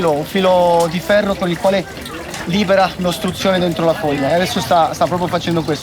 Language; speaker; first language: Italian; native; Italian